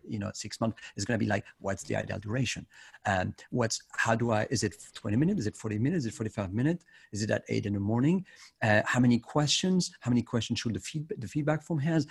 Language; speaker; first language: English; non-native, fluent; French